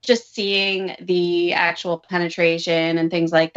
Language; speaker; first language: English; native; English